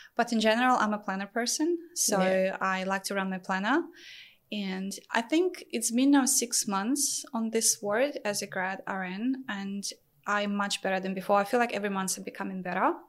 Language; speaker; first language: English; non-native, fluent; Ukrainian